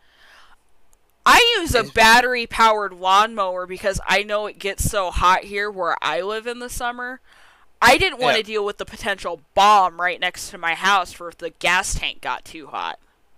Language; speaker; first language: English; native; English